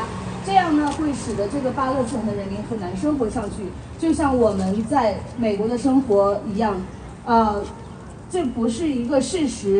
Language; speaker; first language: Chinese; native; Chinese